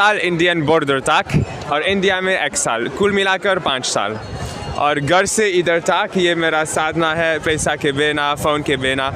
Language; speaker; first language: Hindi; non-native, learner; German